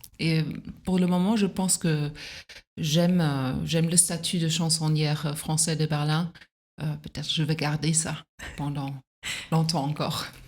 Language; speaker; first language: French; non-native, fluent; German